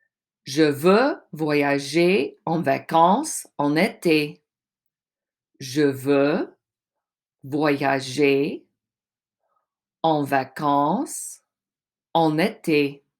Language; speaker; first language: French; non-native, fluent; English